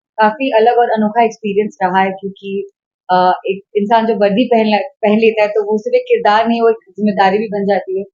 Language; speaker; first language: Hindi; non-native, local second language; Bangla